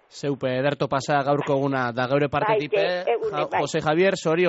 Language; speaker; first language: Basque; native; Basque